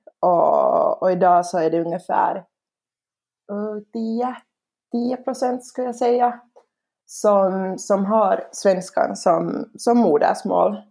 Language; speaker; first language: Swedish; native; Swedish